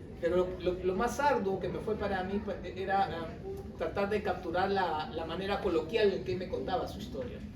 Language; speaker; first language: Spanish; native; Spanish